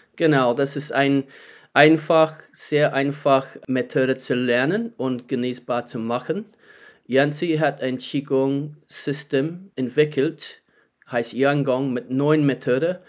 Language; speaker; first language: German; non-native, learner; English